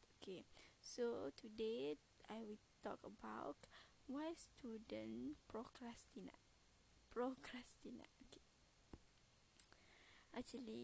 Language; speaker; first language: English; non-native, learner; Malay